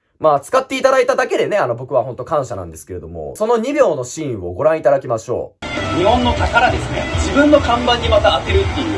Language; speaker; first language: Japanese; native; Japanese